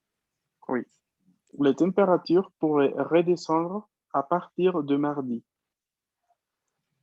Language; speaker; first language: French; non-native, fluent; Spanish